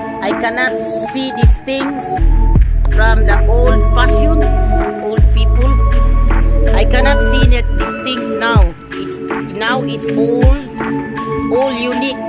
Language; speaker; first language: English; non-native, learner; Filipino